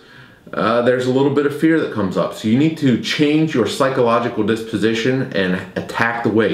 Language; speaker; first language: English; native; English